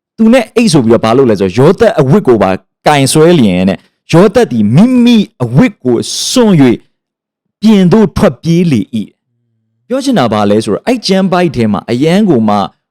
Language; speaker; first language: Burmese; native; Burmese